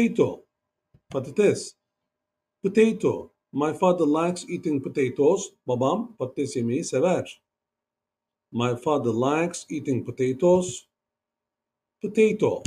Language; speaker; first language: English; non-native, learner; Turkish